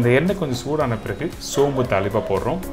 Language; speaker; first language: Tamil; native; Tamil